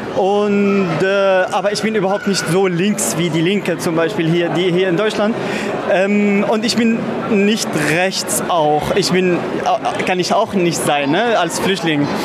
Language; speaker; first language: German; non-native, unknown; Arabic